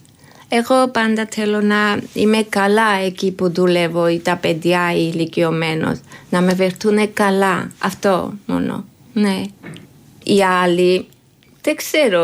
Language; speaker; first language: Greek; non-native, learner; Georgian